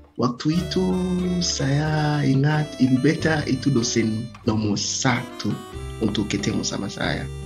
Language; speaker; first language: Indonesian; non-native, learner; Swahili